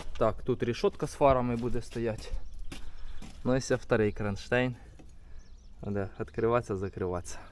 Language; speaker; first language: Ukrainian; native; Ukrainian